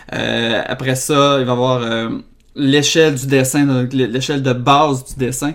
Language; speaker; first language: French; native; French